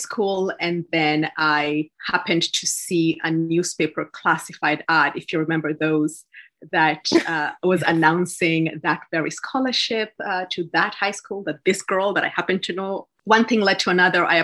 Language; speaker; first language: English; non-native, local second language; Gusii